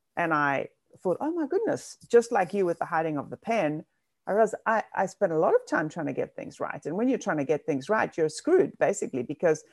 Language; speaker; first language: English; native; English